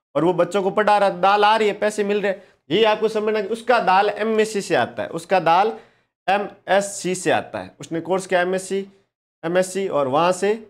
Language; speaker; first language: Hindi; native; Hindi